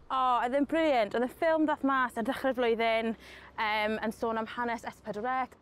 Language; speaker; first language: Welsh; non-native, local second language; English